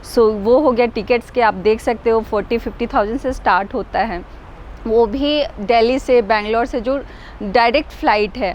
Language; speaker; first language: Hindi; native; Hindi